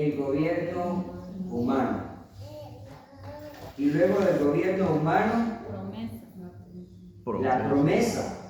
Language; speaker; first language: Spanish; native; Spanish